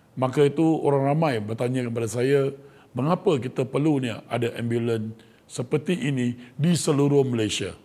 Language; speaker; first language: Malay; non-native, local second language; Chinese